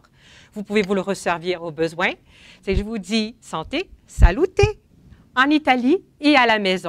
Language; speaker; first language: French; native; French